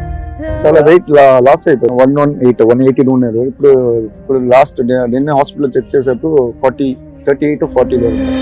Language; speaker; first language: Telugu; non-native, local second language; Tamil